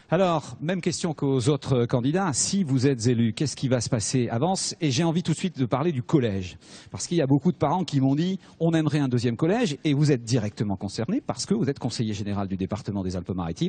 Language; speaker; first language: French; native; French